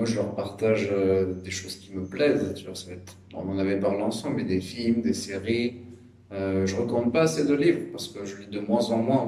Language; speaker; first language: French; native; French